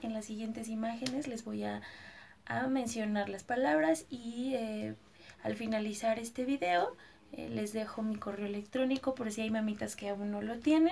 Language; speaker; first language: Spanish; native; Spanish